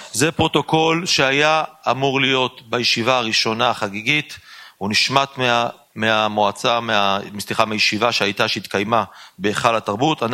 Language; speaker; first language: Hebrew; native; Hebrew